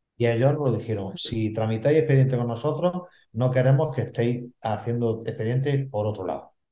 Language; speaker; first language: Spanish; native; Spanish